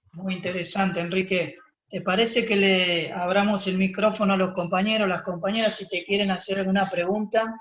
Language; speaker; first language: Spanish; native; Spanish